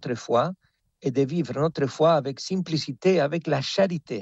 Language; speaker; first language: French; non-native, fluent; Spanish